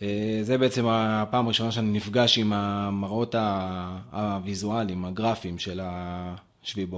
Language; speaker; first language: Hebrew; native; Hebrew